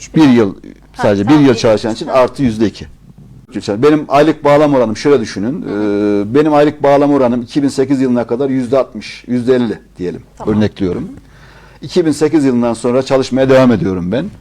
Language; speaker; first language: Turkish; native; Turkish